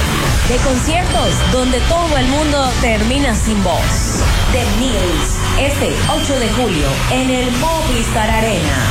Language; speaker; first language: Spanish; native; Spanish